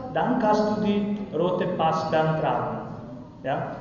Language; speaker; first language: German; non-native, learner; Romany